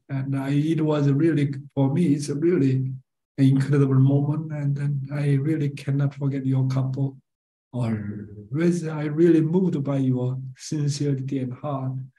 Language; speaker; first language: English; non-native, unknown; Korean